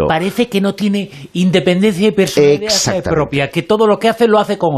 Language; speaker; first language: Spanish; native; Spanish